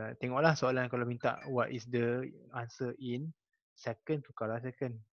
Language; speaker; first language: English; non-native, local second language; Malay